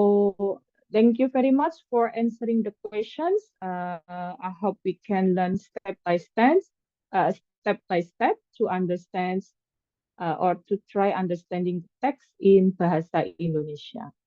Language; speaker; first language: English; non-native, fluent; Indonesian